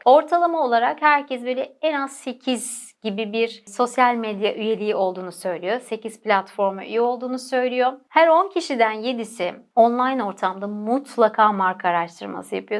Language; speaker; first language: Turkish; native; Turkish